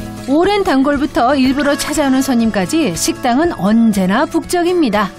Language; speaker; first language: Korean; native; Korean